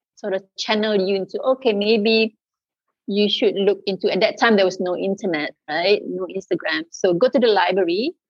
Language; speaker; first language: English; non-native, local second language; Malay